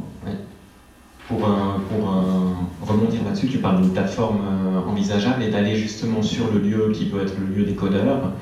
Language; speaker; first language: French; native; French